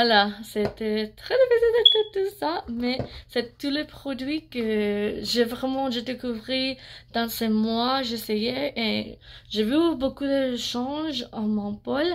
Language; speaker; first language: French; non-native, learner; English